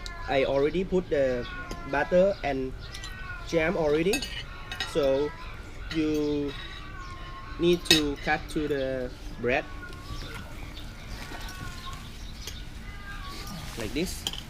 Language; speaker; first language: English; non-native, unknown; Thai